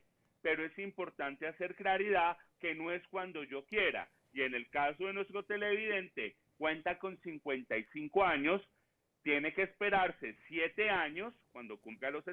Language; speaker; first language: Spanish; native; Spanish